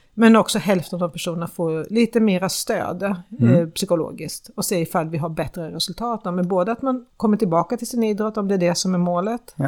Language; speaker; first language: Swedish; native; Swedish